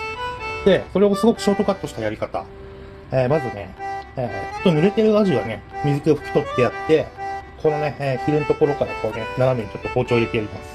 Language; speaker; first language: Japanese; native; Japanese